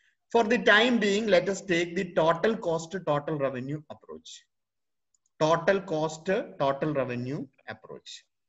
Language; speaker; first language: English; non-native, local second language; Malayalam